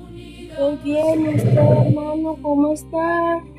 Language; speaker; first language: Spanish; non-native, fluent; Portuguese